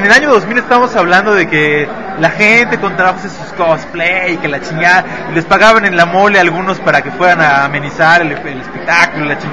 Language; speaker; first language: Spanish; native; Spanish